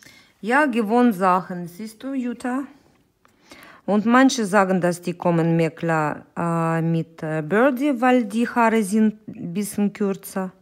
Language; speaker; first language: German; non-native, fluent; Russian